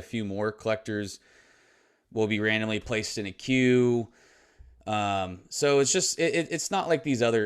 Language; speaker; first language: English; native; English